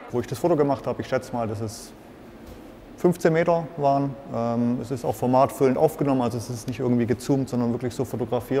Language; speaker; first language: German; native; German